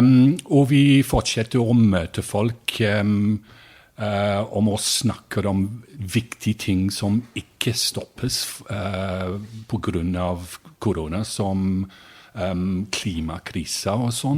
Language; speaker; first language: Norwegian; non-native, fluent; English